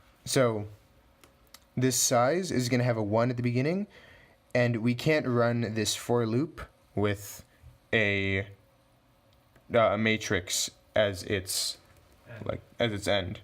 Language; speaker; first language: English; native; English